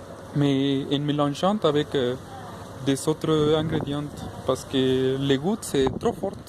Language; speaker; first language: French; non-native, fluent; Spanish